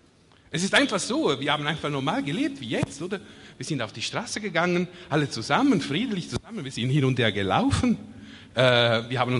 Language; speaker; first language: German; non-native, fluent; Italian